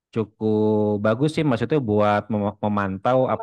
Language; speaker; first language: Indonesian; native; Indonesian